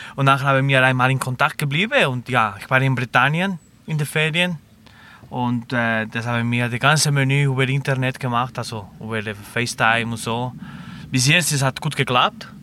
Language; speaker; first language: German; non-native, learner; Spanish